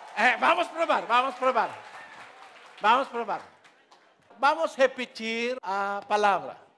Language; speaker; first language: Portuguese; non-native, learner; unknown